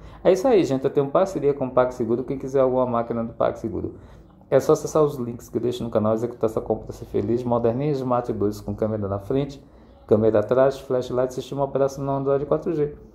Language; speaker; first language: Portuguese; native; Portuguese